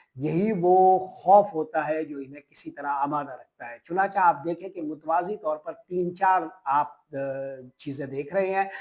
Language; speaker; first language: Urdu; native; Urdu